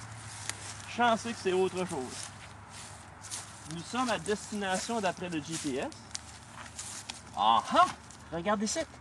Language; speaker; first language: French; native; French